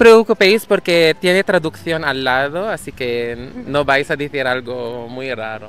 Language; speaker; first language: Spanish; non-native, fluent; Filipino